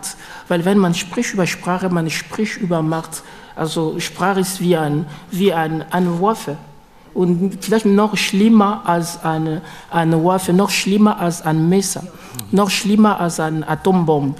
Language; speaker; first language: German; non-native, learner; French